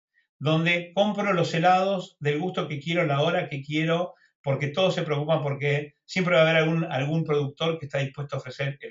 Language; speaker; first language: Spanish; native; Spanish